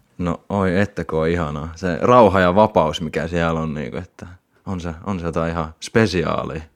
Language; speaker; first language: Finnish; native; Finnish